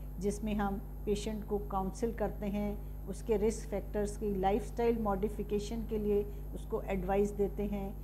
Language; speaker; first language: Hindi; native; Hindi